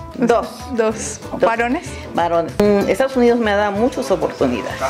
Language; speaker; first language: Spanish; native; Spanish